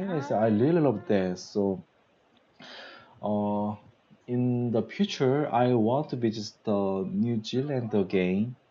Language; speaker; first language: English; non-native, learner; Korean